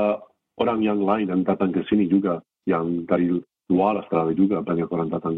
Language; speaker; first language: Indonesian; non-native, fluent; English